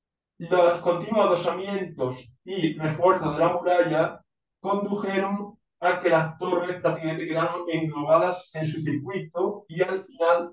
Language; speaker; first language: Spanish; native; Spanish